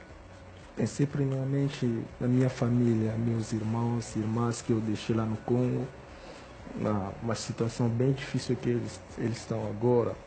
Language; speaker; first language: Portuguese; non-native, fluent; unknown